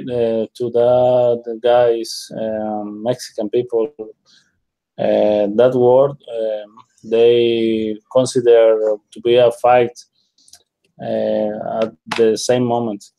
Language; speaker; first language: English; non-native, learner; Spanish